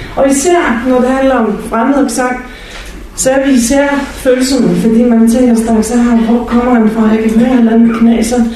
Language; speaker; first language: Danish; non-native, fluent; Bulgarian